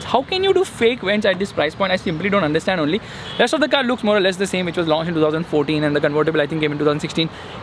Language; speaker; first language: English; non-native, local second language; Hindi